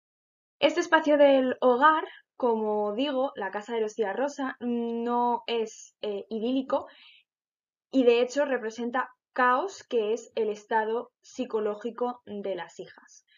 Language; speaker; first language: Spanish; native; Spanish